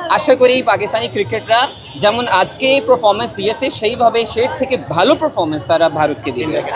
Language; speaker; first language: Bangla; non-native, learner; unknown